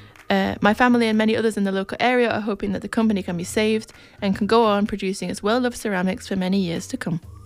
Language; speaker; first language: English; native; English